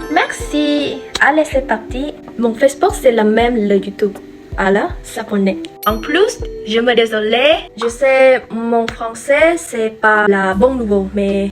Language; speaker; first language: French; non-native, learner; Khmer